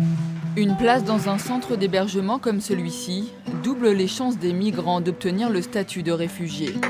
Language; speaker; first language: French; native; French